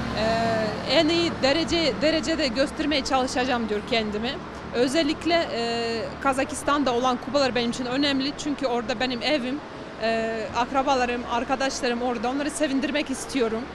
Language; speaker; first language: Turkish; non-native, fluent; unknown